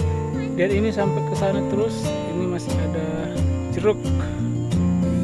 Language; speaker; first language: Indonesian; non-native, local second language; Batak Toba